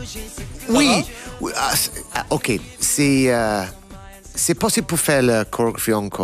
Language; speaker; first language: French; non-native, learner; English